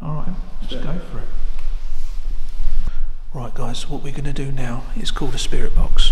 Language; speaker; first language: English; native; English